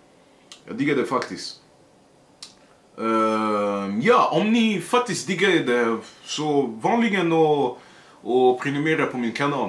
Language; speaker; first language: Swedish; early bilingual, other home language; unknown